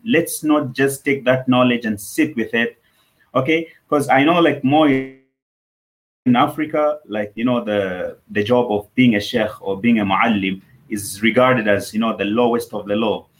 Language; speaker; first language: English; non-native, local second language; Nyanja